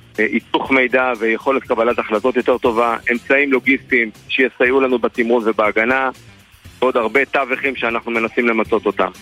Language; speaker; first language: Hebrew; native; Hebrew